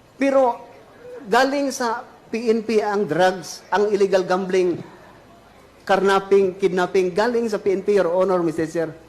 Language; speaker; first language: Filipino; non-native, local second language; Cebuano